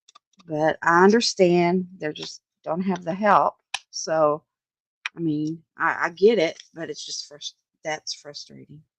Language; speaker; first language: English; native; English